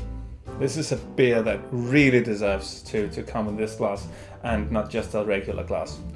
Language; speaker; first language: English; non-native, fluent; Danish